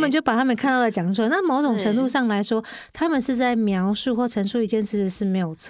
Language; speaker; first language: Chinese; native; Chinese